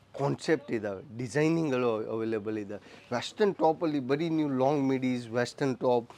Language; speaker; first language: Kannada; non-native, local second language; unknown